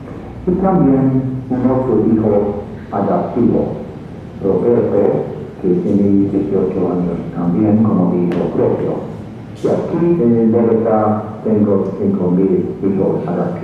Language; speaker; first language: Spanish; non-native, fluent; English